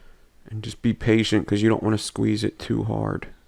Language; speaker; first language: English; native; English